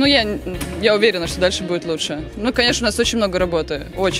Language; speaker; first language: Russian; native; Russian